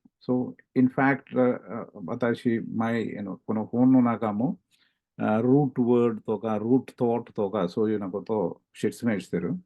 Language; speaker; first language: Japanese; non-native, learner; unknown